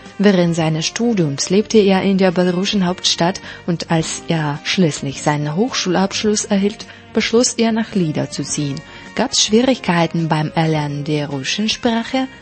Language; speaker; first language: German; non-native, fluent; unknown